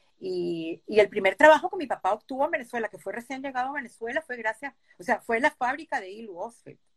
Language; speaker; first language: Spanish; early bilingual, other home language; Hebrew